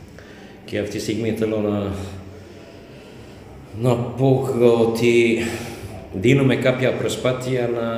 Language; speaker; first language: Greek; non-native, fluent; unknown